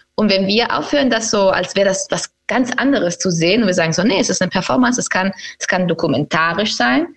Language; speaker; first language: German; non-native, fluent; Spanish